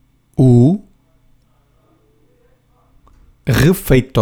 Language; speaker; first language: Portuguese; non-native, learner; English